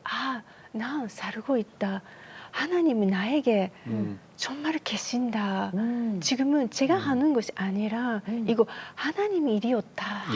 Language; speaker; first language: Korean; non-native, learner; Japanese